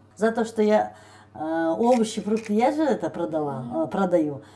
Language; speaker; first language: Russian; non-native, local second language; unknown